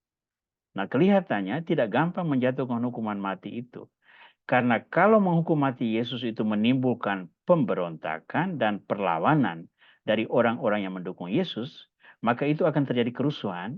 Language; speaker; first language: Indonesian; native; Indonesian